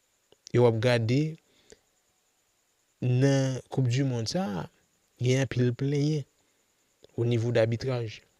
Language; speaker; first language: French; non-native, local second language; Haitian Creole